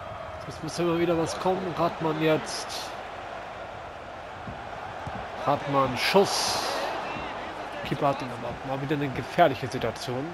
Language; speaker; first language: German; native; German